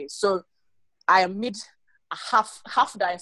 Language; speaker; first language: English; non-native, local second language; Krio